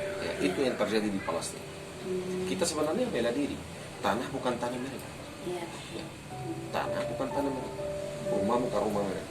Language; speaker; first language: Indonesian; non-native, fluent; Arabic